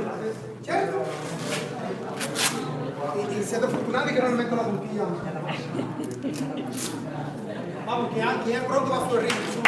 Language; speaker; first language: Italian; non-native, fluent; Spanish